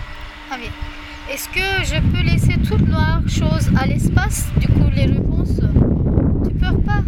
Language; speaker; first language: French; non-native, learner; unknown